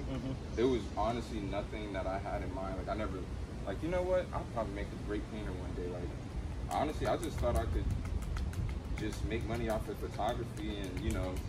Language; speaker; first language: English; native; English